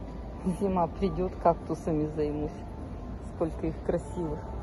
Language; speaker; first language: Russian; native; Russian